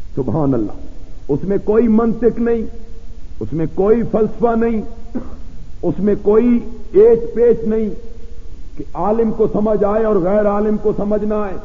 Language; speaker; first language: Urdu; non-native, local second language; Punjabi